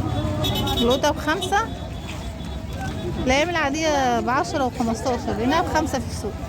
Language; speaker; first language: Arabic; native; Arabic